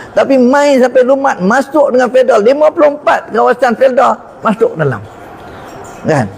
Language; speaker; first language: Malay; native; Malay